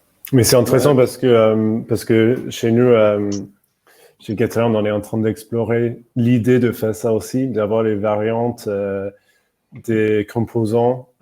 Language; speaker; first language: French; non-native, fluent; English